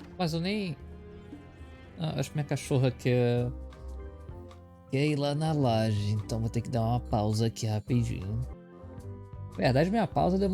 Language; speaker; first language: Portuguese; native; Portuguese